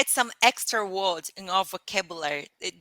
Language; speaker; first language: English; non-native, learner; Portuguese